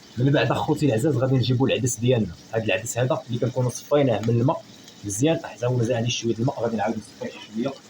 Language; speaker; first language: Arabic; native; Arabic